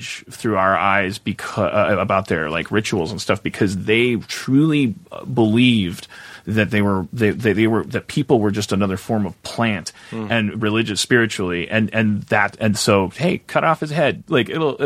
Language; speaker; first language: English; native; English